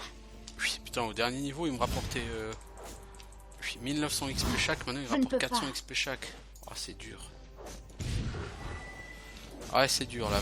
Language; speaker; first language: French; native; French